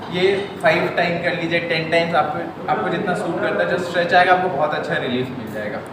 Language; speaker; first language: Hindi; native; Hindi